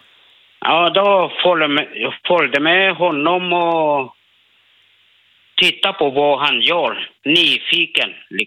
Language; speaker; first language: Swedish; non-native, learner; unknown